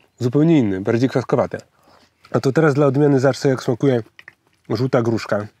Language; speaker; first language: Polish; native; Polish